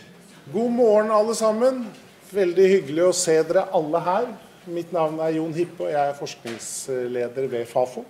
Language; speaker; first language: Norwegian; native; Norwegian